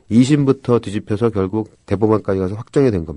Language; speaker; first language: Korean; native; Korean